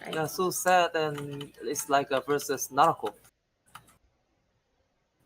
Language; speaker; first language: English; non-native, learner; Korean